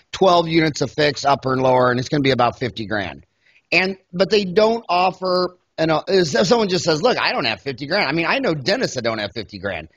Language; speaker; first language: English; native; English